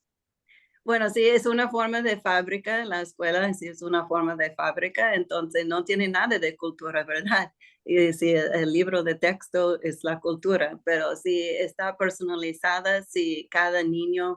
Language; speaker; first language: Spanish; non-native, fluent; English